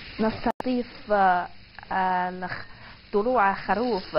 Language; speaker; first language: Arabic; non-native, fluent; Chinese